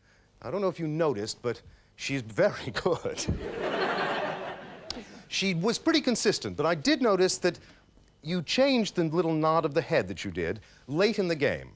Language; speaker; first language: English; native; English